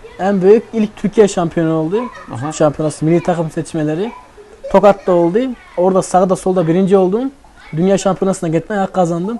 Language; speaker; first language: Turkish; early bilingual, heritage; Turkish